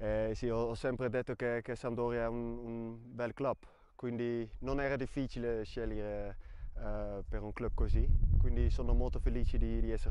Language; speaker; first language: Italian; non-native, fluent; Dutch